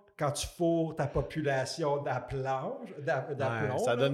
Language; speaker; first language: French; native; French